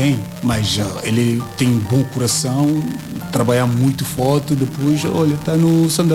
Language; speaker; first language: Portuguese; non-native, learner; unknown